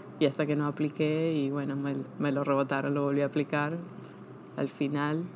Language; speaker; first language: Spanish; native; Spanish